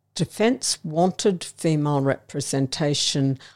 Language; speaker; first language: English; native; English